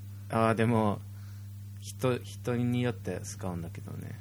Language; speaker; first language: Japanese; non-native, fluent; English